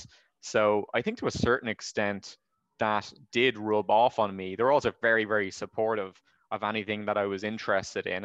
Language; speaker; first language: English; native; English